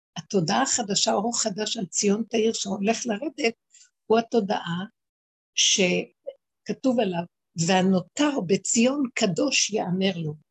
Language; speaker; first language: Hebrew; native; Hebrew